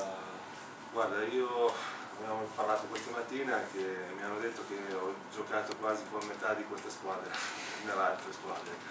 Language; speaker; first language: Italian; non-native, fluent; Slovenian